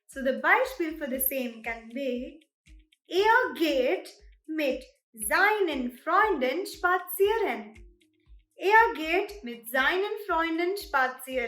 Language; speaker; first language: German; non-native, learner; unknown